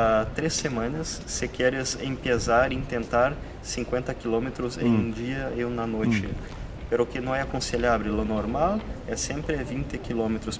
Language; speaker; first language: Spanish; non-native, fluent; Italian